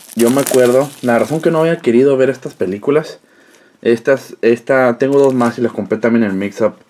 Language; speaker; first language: Spanish; early bilingual, heritage; Spanish